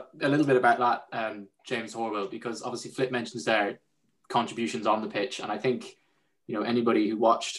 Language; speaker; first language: English; native; English